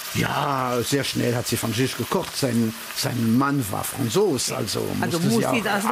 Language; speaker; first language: German; early bilingual, heritage; French